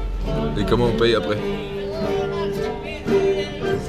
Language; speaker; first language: French; native; French